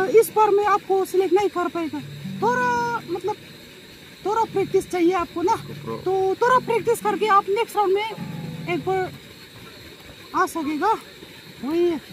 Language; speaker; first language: Hindi; non-native, local second language; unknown